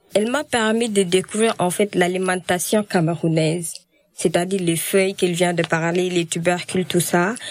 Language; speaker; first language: French; non-native, local second language; Wolof